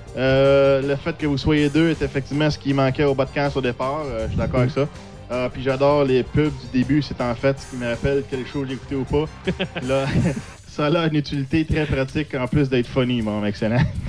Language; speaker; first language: French; native; French